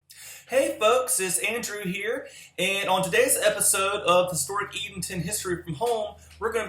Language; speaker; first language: English; native; English